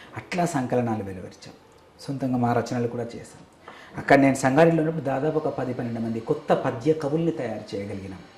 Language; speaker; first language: Telugu; native; Telugu